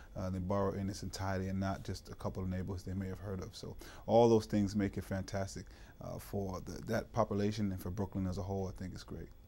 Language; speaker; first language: English; native; English